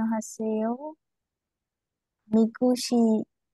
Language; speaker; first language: Korean; non-native, learner; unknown